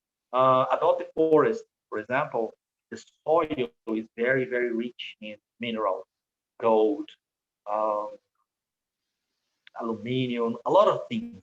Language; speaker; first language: English; non-native, fluent; Portuguese